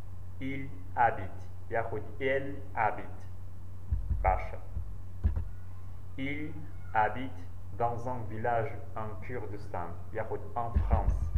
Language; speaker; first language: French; non-native, learner; Central Kurdish